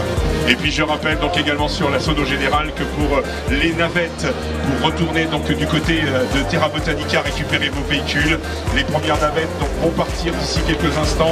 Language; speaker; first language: French; native; French